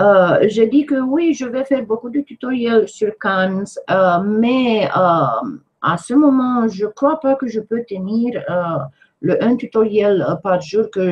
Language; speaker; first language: French; non-native, fluent; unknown